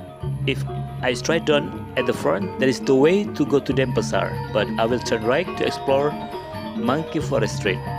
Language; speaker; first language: English; non-native, learner; Indonesian